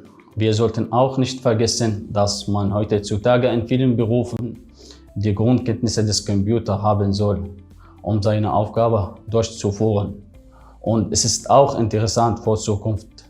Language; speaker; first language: German; non-native, learner; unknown